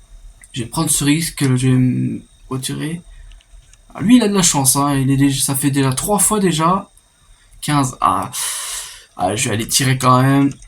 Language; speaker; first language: French; native; French